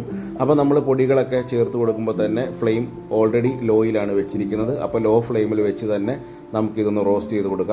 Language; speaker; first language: Malayalam; native; Malayalam